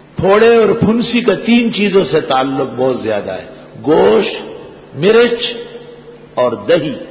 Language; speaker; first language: Urdu; non-native, local second language; Pashto